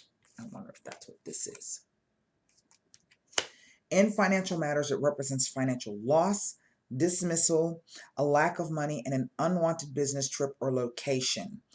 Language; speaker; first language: English; native; English